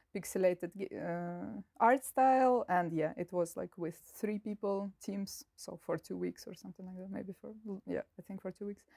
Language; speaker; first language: English; non-native, fluent; Russian